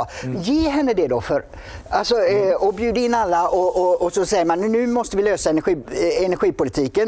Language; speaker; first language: Swedish; native; Swedish